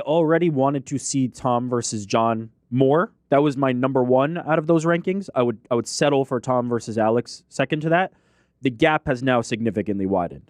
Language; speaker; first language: English; native; English